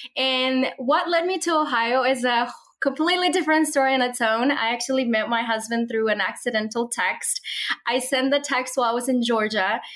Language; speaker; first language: English; early bilingual, other home language; Spanish